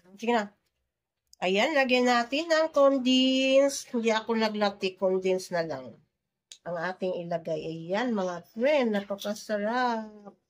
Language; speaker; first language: Filipino; non-native, local second language; Cebuano